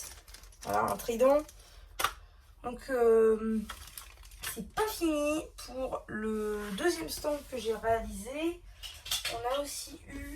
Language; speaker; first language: French; native; French